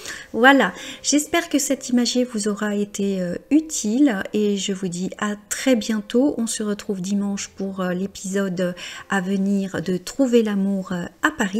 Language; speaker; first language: French; native; French